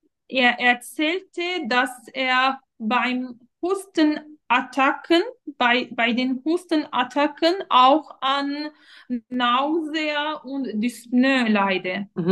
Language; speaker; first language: German; non-native, fluent; Turkish